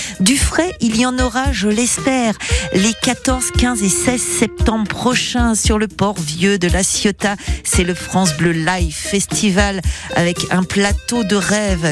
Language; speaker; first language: French; native; French